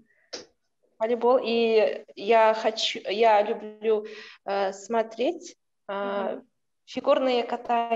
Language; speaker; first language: Russian; non-native, local second language; Kazakh